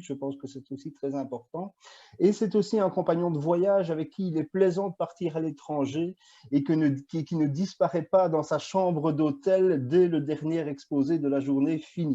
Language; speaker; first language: French; native; French